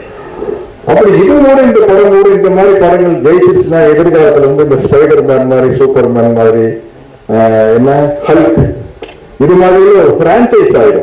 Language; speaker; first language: Tamil; native; Tamil